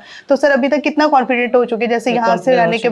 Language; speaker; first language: Hindi; native; Hindi